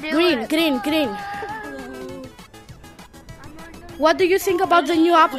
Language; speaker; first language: English; non-native, fluent; Greek